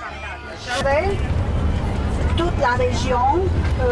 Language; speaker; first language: French; non-native, fluent; Romanian